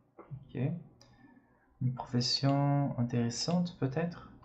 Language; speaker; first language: French; non-native, fluent; Portuguese